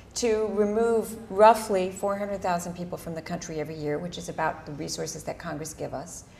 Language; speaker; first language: English; early bilingual, other home language; Spanish